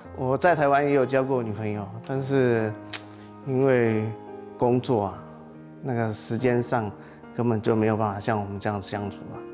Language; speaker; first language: Chinese; native; Chinese